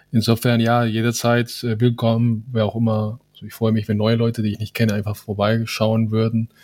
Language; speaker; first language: German; non-native, fluent; Spanish